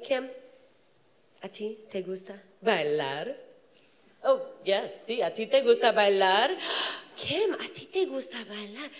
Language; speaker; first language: Spanish; non-native, fluent; English